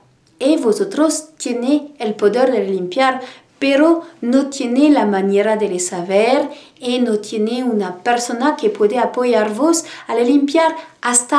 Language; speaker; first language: Spanish; non-native, learner; French